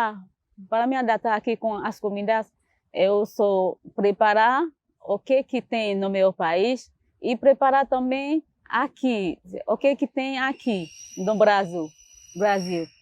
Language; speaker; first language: Portuguese; non-native, learner; Haitian Creole